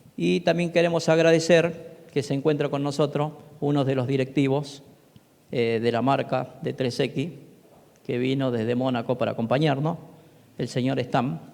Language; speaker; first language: Spanish; native; Spanish